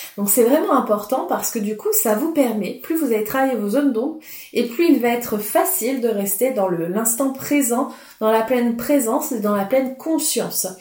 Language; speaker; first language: French; native; French